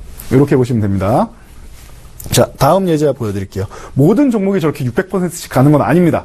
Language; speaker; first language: Korean; native; Korean